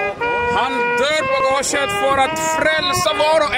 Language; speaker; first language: Swedish; non-native, learner; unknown